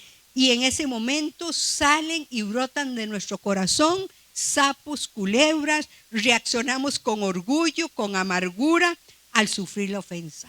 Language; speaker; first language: Spanish; native; Spanish